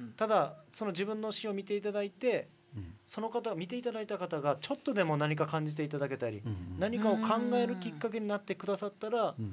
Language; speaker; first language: Japanese; native; Japanese